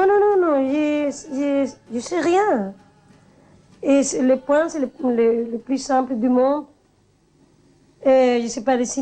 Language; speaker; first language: French; non-native, learner; Spanish